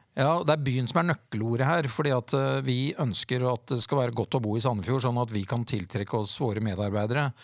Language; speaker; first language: Norwegian; native; Norwegian